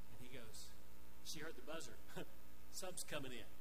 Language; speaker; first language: English; native; English